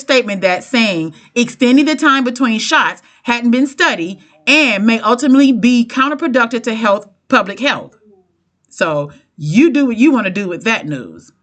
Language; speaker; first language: English; native; English